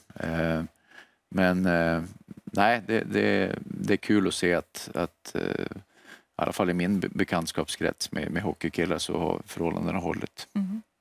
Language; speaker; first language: Swedish; native; Swedish